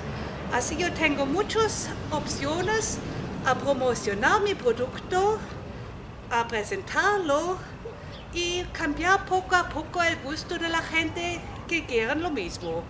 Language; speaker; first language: Spanish; non-native, fluent; German